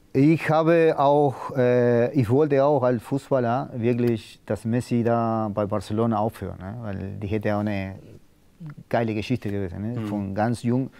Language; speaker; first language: German; non-native, learner; Spanish